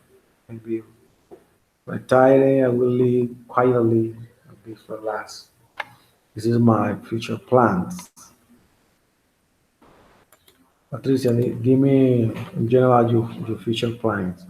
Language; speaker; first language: English; non-native, learner; Spanish